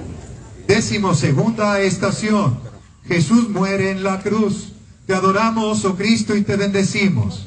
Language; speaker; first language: Spanish; native; Spanish